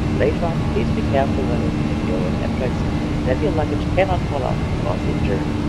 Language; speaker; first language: English; non-native, fluent; German